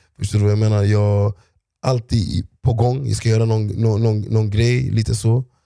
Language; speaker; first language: Swedish; early bilingual, other home language; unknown